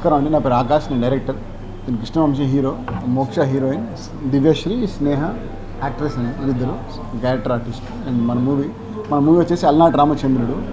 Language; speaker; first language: Telugu; native; Telugu